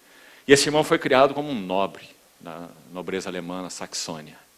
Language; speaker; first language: Portuguese; native; Portuguese